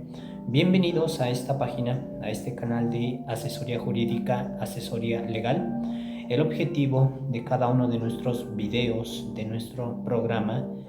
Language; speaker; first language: Spanish; native; Spanish